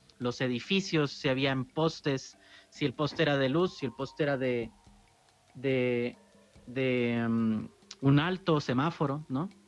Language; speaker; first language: Spanish; native; Spanish